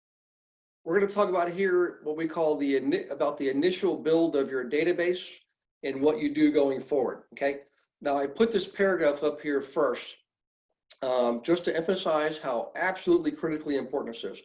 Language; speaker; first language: English; native; English